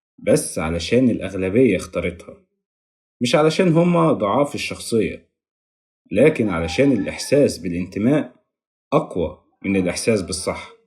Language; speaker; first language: Arabic; native; Arabic